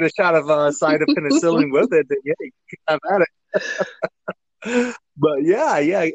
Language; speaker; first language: English; early bilingual, other home language; Vietnamese